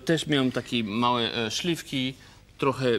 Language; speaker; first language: Polish; non-native, fluent; French